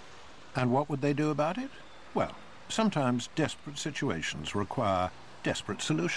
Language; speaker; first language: English; native; English